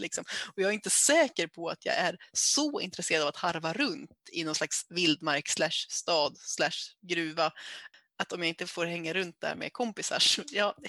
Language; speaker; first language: Swedish; native; Swedish